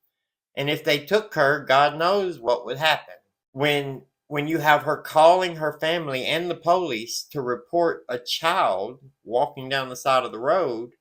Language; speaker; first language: English; native; English